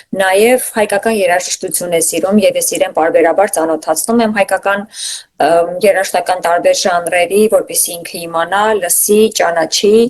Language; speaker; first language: Armenian; native; Armenian